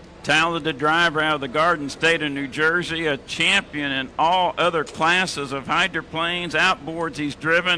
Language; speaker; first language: English; native; English